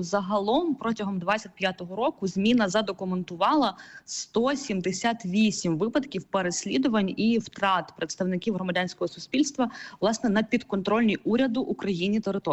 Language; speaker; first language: Ukrainian; native; Ukrainian